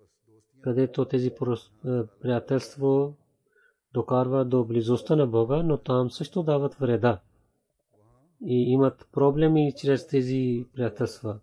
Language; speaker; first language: Bulgarian; non-native, learner; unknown